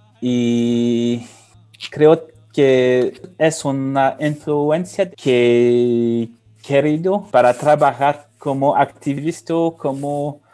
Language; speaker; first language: Spanish; non-native, learner; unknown